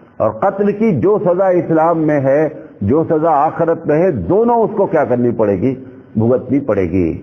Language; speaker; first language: Urdu; native; Urdu